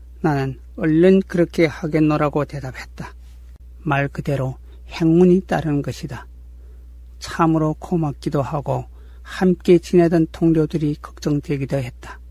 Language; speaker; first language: Korean; native; Korean